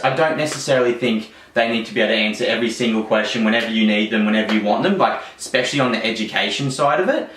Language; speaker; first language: English; native; English